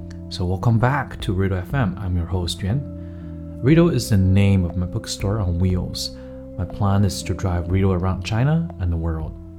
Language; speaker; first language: English; non-native, fluent; Chinese